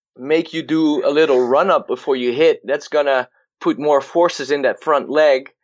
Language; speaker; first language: English; non-native, fluent; Dutch